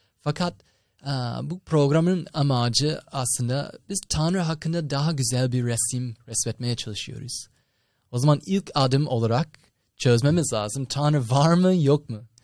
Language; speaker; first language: Turkish; non-native, fluent; English